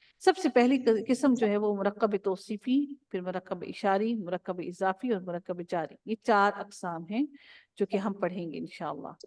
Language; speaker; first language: Urdu; native; Urdu